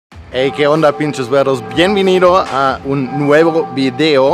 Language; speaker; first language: Spanish; non-native, learner; German